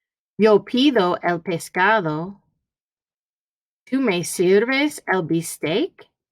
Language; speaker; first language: Spanish; early bilingual, heritage; Spanish